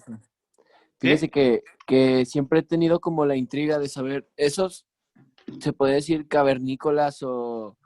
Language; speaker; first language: Spanish; native; Spanish